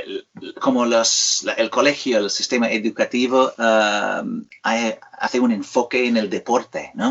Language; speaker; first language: Spanish; non-native, fluent; English